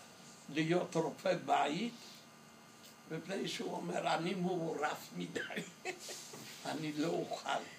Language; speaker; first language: Hebrew; non-native, fluent; Yiddish